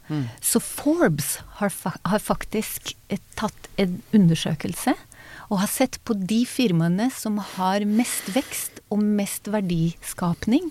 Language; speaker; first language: Norwegian; non-native, fluent; Hebrew